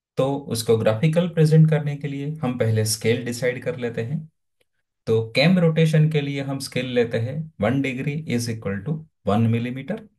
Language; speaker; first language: Hindi; non-native, local second language; Gujarati